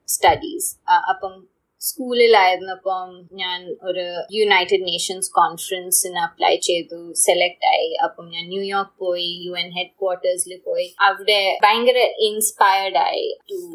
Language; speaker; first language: Malayalam; early bilingual, heritage; Malayalam